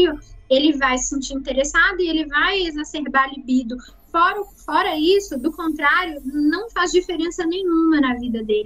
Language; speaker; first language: Portuguese; native; Portuguese